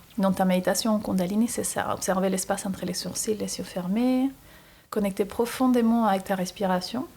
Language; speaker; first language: French; non-native, fluent; Spanish